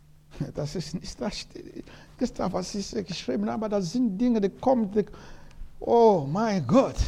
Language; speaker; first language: German; non-native, learner; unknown